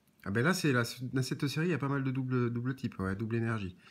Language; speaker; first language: French; native; French